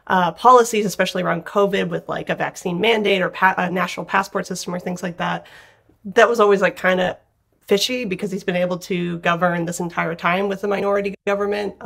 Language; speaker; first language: English; native; English